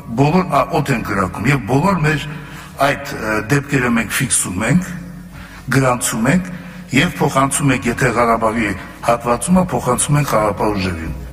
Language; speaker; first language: Armenian; native; Armenian